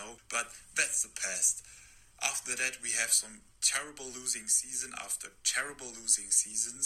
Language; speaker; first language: English; non-native, fluent; German